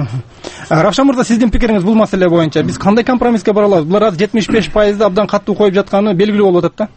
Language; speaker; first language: Kyrgyz; native; Kyrgyz